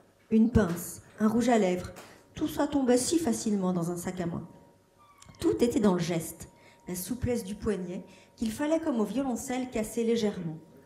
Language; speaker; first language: French; native; French